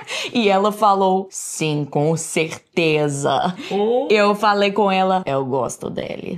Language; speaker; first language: Portuguese; non-native, fluent; English